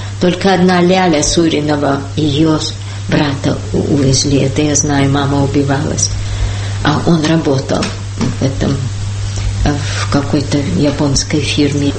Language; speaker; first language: Russian; early bilingual, heritage; Russian